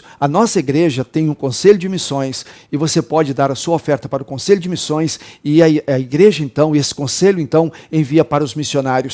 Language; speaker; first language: Portuguese; native; Portuguese